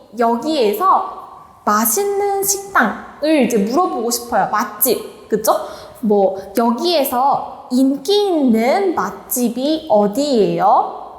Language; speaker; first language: Korean; native; Korean